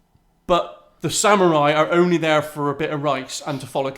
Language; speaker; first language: English; native; English